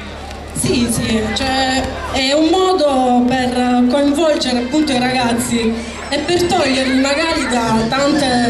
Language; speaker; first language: Italian; native; Italian